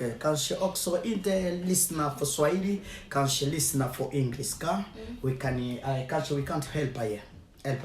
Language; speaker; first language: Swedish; non-native, learner; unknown